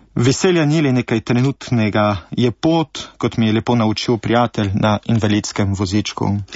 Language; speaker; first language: Slovenian; early bilingual, heritage; Slovenian